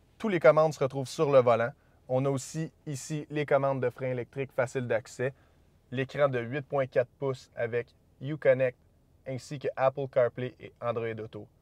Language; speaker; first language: French; native; French